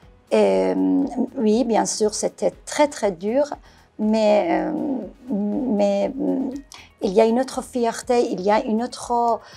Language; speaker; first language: French; non-native, fluent; Persian